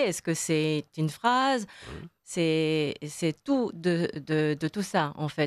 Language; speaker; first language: French; non-native, fluent; Korean